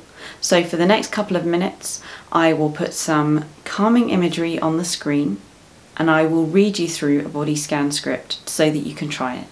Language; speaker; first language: English; native; English